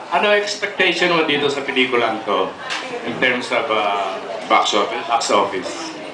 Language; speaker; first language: Filipino; native; Filipino